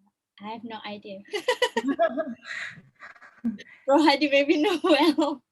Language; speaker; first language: English; non-native, local second language; Malay